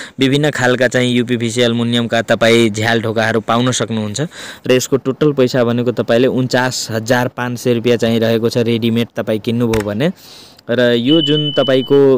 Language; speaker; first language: Nepali; native; Nepali